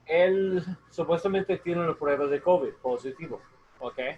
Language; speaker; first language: Spanish; non-native, learner; English